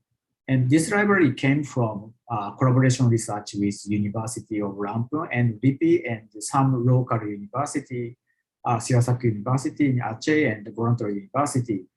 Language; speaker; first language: English; non-native, fluent; Japanese